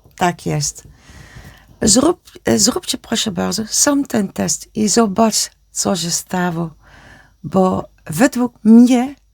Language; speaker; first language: Polish; non-native, learner; Dutch